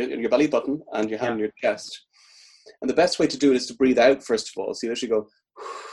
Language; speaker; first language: English; native; English